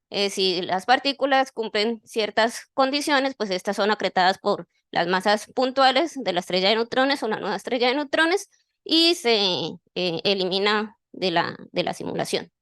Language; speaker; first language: Spanish; native; Spanish